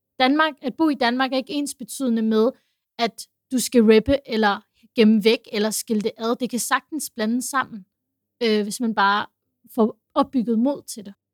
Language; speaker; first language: Danish; early bilingual, other home language; Urdu